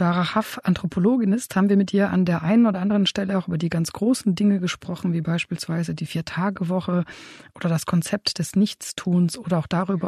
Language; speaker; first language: German; native; German